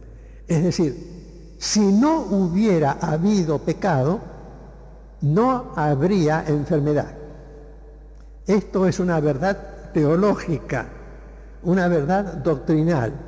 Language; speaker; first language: Spanish; native; Spanish